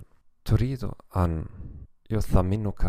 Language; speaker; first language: Arabic; non-native, learner; German